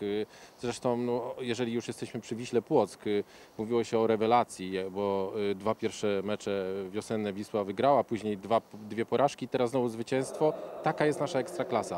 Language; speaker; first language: Polish; native; Polish